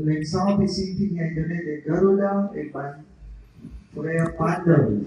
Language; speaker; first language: French; non-native, local second language; Morisyen